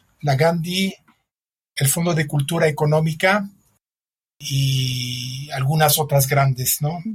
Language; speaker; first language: Spanish; non-native, fluent; French